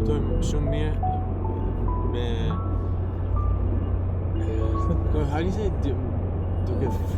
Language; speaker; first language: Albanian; early bilingual, heritage; Albanian